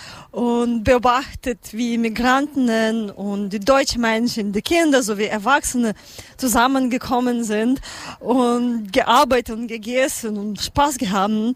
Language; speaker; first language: German; non-native, learner; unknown